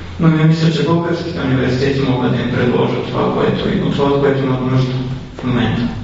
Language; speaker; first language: Bulgarian; native; Bulgarian